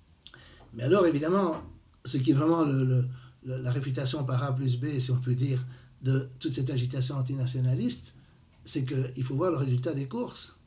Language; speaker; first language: French; native; French